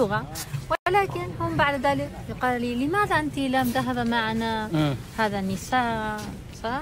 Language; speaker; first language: Arabic; non-native, learner; Spanish